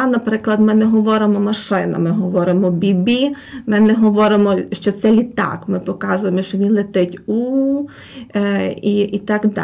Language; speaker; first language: Ukrainian; native; Ukrainian